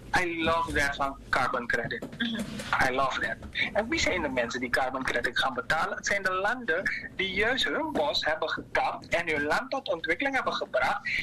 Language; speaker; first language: Dutch; native; Dutch